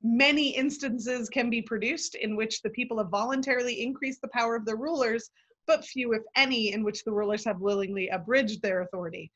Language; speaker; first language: English; native; English